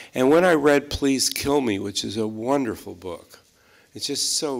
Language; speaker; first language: English; native; English